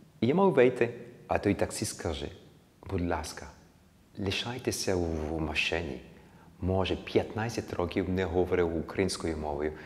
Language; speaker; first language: Ukrainian; early bilingual, heritage; Ukrainian